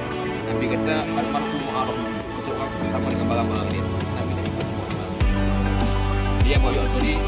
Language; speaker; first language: Malay; native; Malay